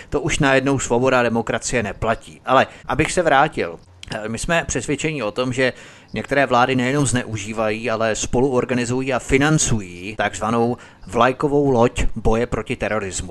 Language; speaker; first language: Czech; native; Czech